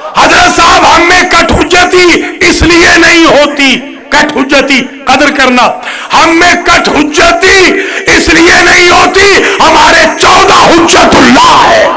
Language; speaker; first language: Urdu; non-native, local second language; Punjabi